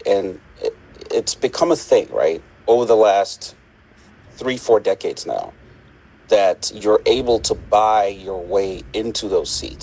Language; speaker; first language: English; non-native, local second language; Yoruba